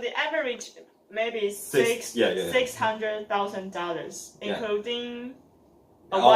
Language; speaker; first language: English; non-native, learner; Chinese